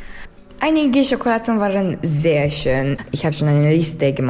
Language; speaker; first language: German; non-native, learner; Romanian